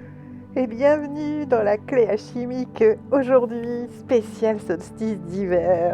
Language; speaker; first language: French; native; French